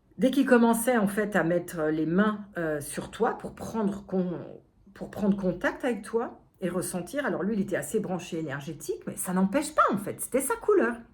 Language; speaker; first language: French; native; French